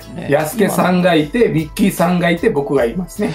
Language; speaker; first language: Japanese; non-native, fluent; Sinhala